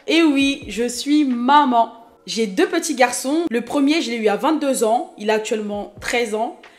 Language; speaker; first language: French; early bilingual, other home language; Haitian Creole